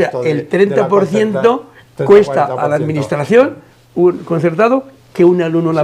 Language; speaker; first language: Spanish; native; Spanish